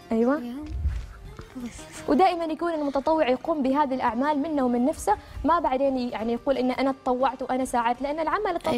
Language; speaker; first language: Arabic; native; Arabic